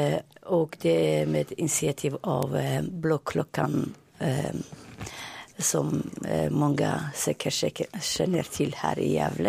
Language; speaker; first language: Swedish; non-native, fluent; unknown